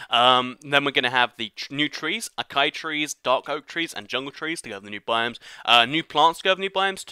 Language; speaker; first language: English; native; English